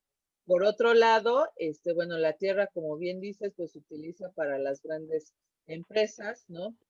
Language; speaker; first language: Spanish; native; Spanish